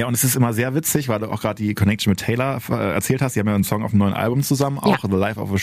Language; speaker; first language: German; native; German